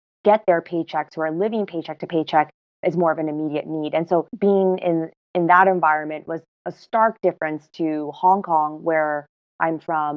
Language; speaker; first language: English; non-native, local second language; Cantonese